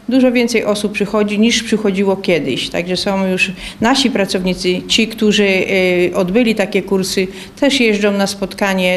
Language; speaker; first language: Polish; native; Polish